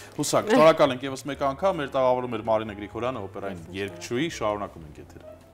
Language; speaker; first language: Armenian; native; Armenian